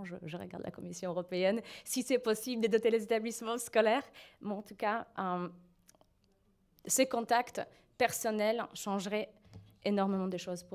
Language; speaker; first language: French; non-native, fluent; Polish